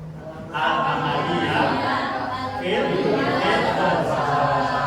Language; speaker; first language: Arabic; non-native, fluent; Indonesian